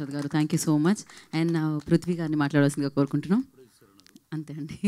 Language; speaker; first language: Telugu; native; Telugu